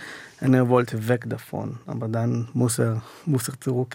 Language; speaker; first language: German; non-native, fluent; Hebrew